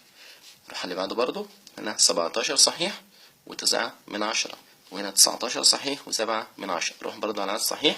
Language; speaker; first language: Arabic; native; Arabic